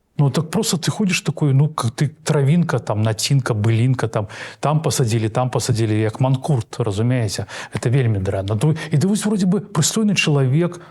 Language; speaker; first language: Belarusian; non-native, local second language; Russian